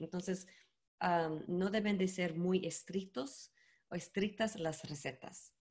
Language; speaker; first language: Spanish; non-native, learner; English